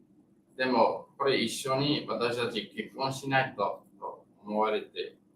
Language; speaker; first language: Japanese; non-native, learner; English